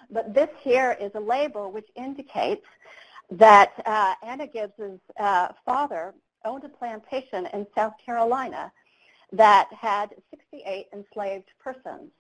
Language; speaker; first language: English; native; English